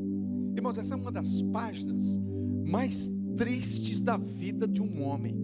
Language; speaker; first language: Portuguese; native; Portuguese